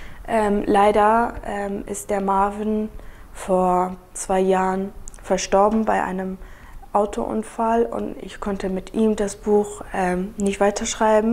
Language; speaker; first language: German; early bilingual, other home language; Kurdish